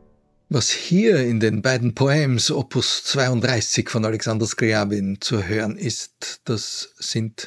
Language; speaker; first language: German; native; German